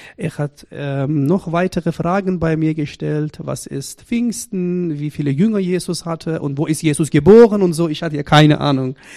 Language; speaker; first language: German; non-native, fluent; Persian